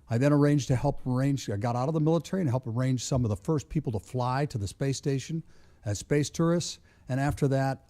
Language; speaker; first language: English; native; English